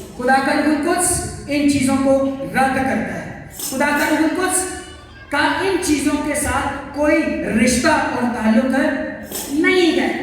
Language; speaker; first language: Urdu; non-native, local second language; Punjabi